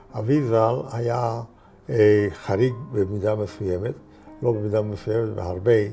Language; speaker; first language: Hebrew; non-native, fluent; Hungarian